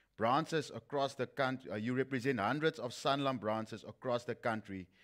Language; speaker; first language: English; non-native, local second language; Afrikaans